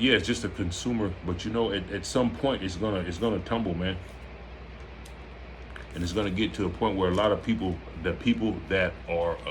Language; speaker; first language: English; native; English